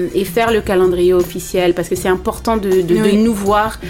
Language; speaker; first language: French; non-native, local second language; Lingala